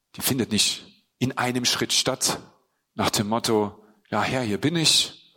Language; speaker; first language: German; native; German